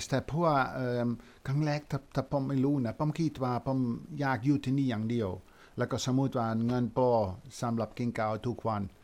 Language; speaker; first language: Thai; non-native, fluent; Dutch